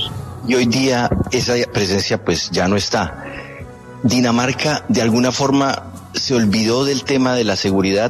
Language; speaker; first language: Spanish; native; Spanish